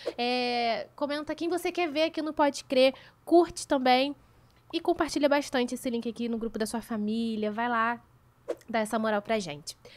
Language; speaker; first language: Portuguese; native; Portuguese